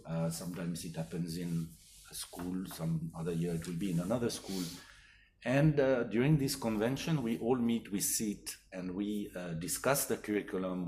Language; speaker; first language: English; non-native, fluent; French